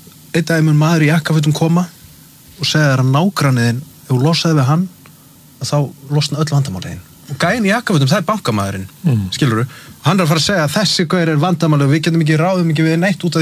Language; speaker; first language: Icelandic; native; Icelandic